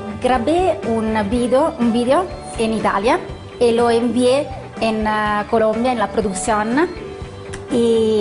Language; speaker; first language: Spanish; non-native, learner; Italian